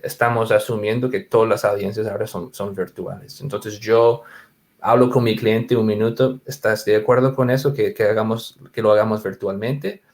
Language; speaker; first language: Spanish; non-native, fluent; English